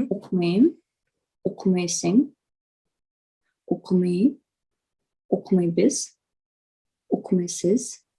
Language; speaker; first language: Japanese; non-native, fluent; Russian